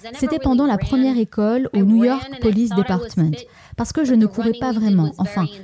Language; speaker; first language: French; non-native, fluent; Greek